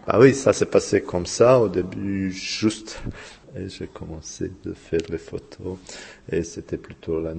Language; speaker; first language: French; non-native, fluent; Bosnian